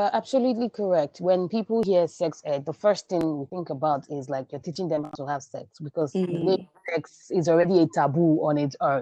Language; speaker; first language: English; non-native, local second language; Igbo